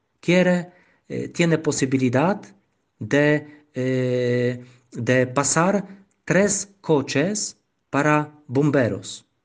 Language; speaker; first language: Spanish; non-native, learner; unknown